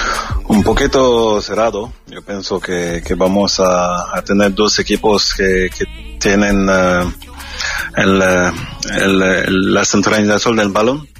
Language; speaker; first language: Spanish; non-native, fluent; French